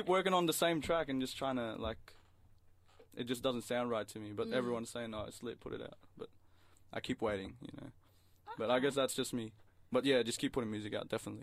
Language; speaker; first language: English; non-native, local second language; Filipino